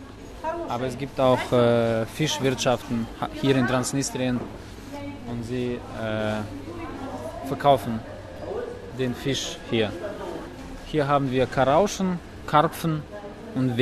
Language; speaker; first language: German; non-native, fluent; Russian